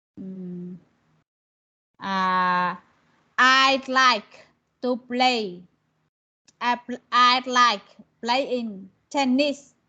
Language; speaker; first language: English; non-native, learner; Vietnamese